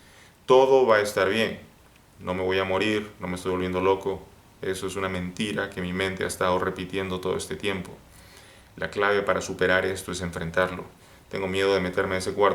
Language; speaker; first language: Spanish; native; Spanish